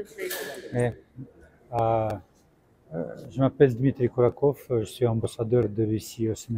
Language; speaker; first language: French; non-native, fluent; Russian